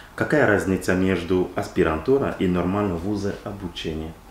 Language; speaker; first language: Russian; non-native, learner; French